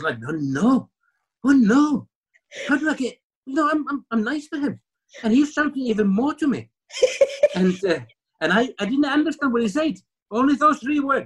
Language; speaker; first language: English; non-native, fluent; Finnish